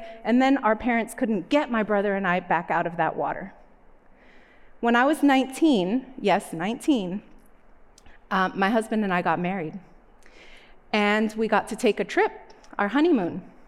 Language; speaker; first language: English; native; English